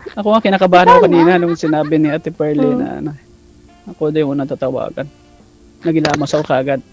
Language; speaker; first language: Filipino; non-native, local second language; Kinaray-a